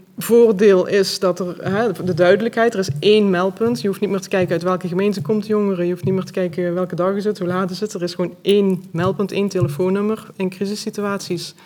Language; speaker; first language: Dutch; native; Dutch